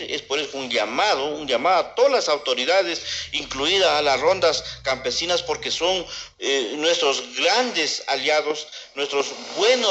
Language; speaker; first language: Spanish; native; Spanish